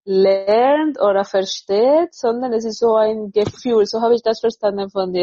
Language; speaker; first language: German; non-native, fluent; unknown